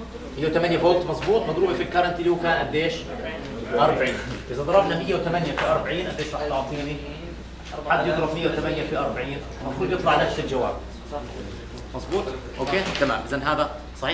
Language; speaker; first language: Arabic; native; Arabic